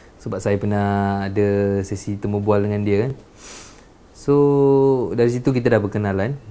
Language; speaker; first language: Malay; non-native, local second language; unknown